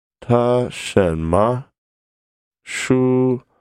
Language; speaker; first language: Chinese; non-native, learner; English